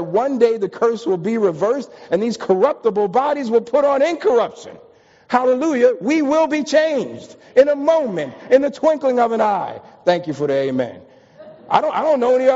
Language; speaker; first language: English; native; English